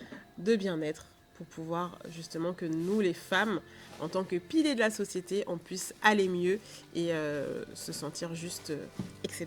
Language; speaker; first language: French; native; French